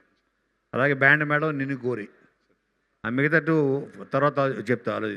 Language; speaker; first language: Telugu; native; Telugu